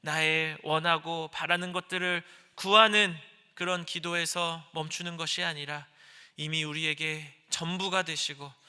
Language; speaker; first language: Korean; native; Korean